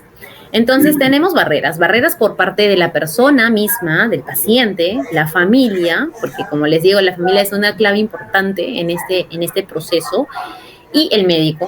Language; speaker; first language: Spanish; native; Spanish